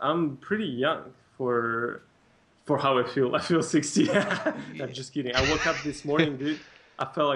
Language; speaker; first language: English; non-native, fluent; Russian